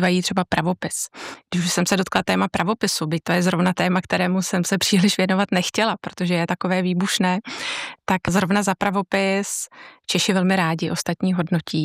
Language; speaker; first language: Czech; native; Czech